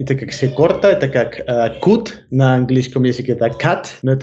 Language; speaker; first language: Russian; non-native, learner; Spanish